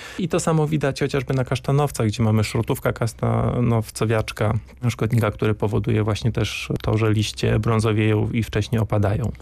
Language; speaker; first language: Polish; native; Polish